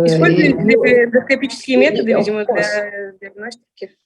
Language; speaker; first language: Russian; native; Russian